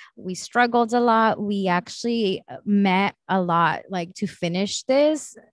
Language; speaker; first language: English; early bilingual, other home language; Spanish